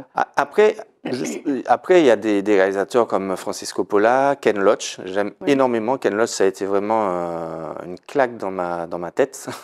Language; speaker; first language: French; native; French